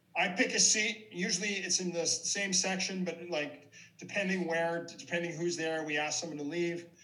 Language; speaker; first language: English; native; English